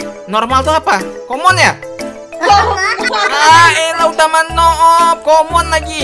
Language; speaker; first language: Indonesian; native; Indonesian